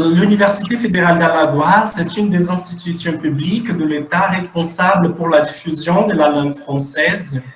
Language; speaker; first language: French; non-native, fluent; Portuguese